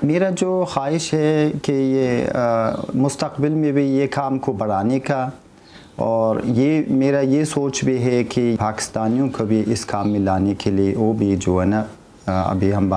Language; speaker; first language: Urdu; early bilingual, other home language; Pashto